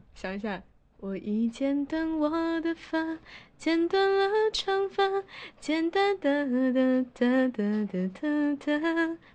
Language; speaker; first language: Chinese; native; Chinese